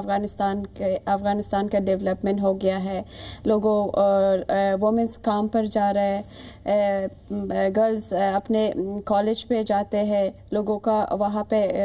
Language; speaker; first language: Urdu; non-native, fluent; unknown